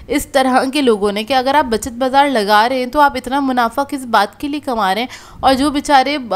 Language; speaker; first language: Hindi; native; Hindi